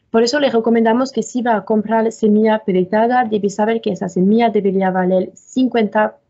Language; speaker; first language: Spanish; non-native, fluent; French